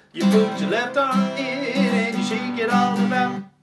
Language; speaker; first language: English; native; English